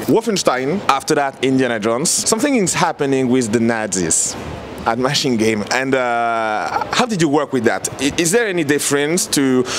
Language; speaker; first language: English; non-native, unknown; French